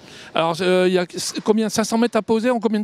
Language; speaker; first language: French; native; French